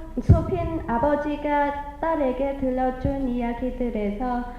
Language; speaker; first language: Korean; native; Korean